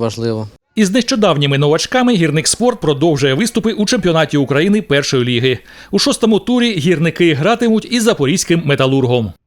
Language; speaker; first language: Ukrainian; native; Ukrainian